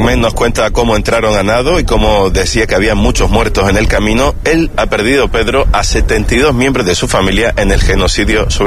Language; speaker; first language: Spanish; native; Spanish